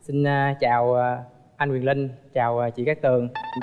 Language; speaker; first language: Vietnamese; native; Vietnamese